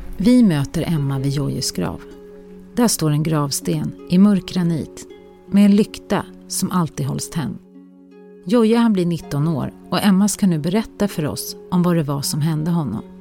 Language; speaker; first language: Swedish; native; Swedish